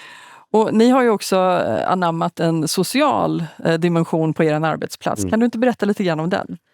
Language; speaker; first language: Swedish; native; Swedish